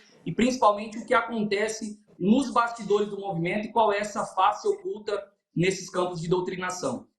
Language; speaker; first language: Portuguese; native; Portuguese